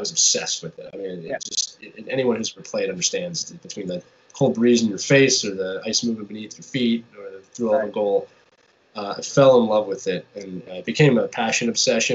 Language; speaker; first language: English; native; English